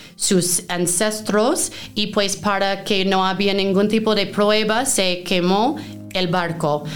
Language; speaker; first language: Spanish; non-native, fluent; English